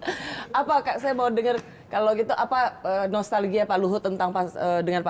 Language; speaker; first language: Indonesian; native; Indonesian